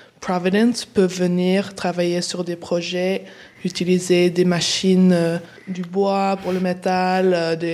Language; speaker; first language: French; early bilingual, heritage; English